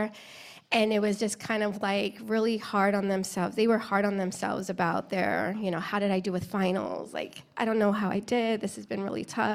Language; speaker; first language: English; native; English